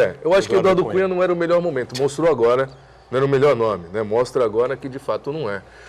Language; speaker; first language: Portuguese; native; Portuguese